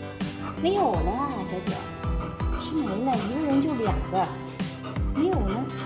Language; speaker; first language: Chinese; native; Chinese